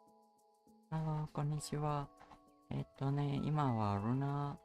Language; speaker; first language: Japanese; non-native, learner; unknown